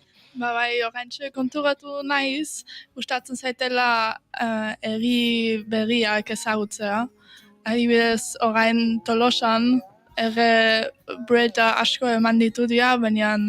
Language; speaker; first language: Basque; early bilingual, heritage; Basque